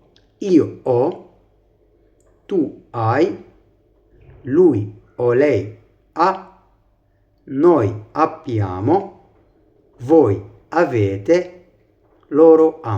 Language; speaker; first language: Italian; non-native, fluent; Arabic